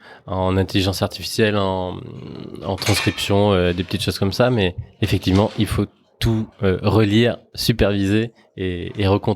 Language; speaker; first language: French; native; French